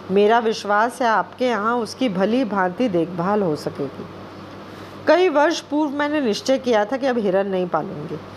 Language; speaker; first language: Hindi; non-native, local second language; Bangla